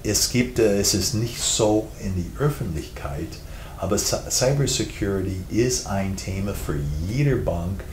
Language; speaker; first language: German; non-native, fluent; English